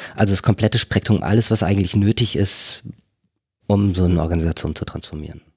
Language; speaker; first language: German; native; German